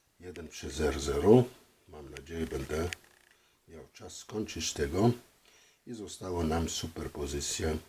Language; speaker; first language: Polish; non-native, fluent; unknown